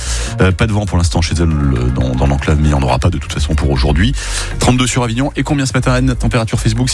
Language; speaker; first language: French; native; French